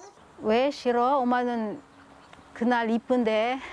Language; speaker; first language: Korean; non-native, learner; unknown